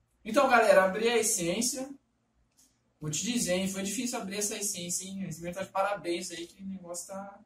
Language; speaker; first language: Portuguese; native; Portuguese